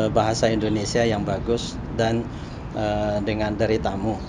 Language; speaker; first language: Indonesian; non-native, fluent; Chinese